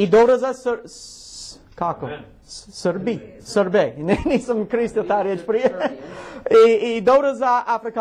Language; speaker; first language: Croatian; non-native, learner; English